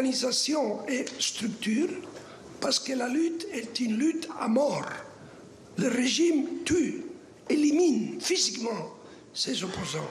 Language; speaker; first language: French; non-native, fluent; Spanish